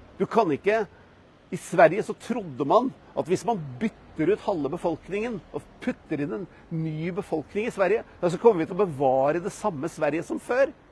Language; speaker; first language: Norwegian; native; Norwegian